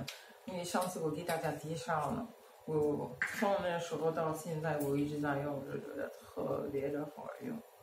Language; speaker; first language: Chinese; non-native, fluent; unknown